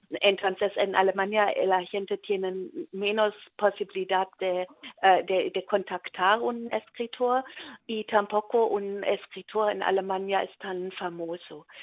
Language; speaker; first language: Spanish; non-native, learner; German